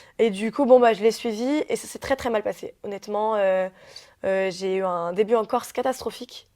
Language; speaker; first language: French; early bilingual, other home language; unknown